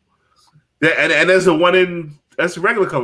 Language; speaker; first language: English; native; English